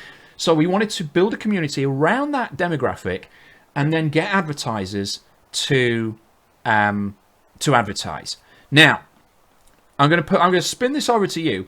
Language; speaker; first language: English; native; English